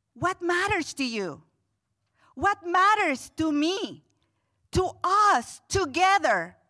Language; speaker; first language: English; non-native, fluent; Spanish